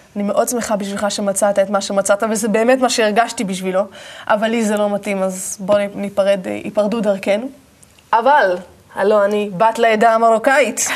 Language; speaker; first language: Hebrew; native; Hebrew